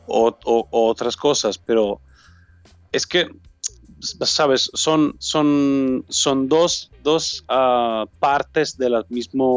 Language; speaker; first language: Spanish; non-native, learner; Italian